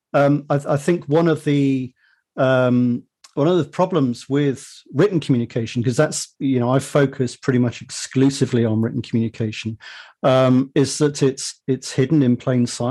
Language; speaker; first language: English; native; English